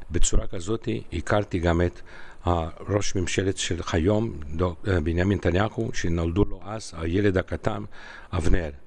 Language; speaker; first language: Hebrew; non-native, fluent; Romanian